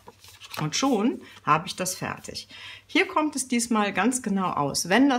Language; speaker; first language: German; native; German